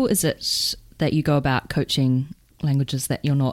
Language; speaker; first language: English; native; English